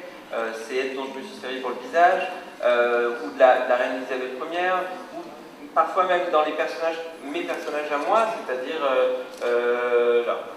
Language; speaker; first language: French; native; French